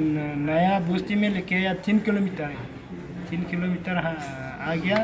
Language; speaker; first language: Hindi; non-native, local second language; Khasi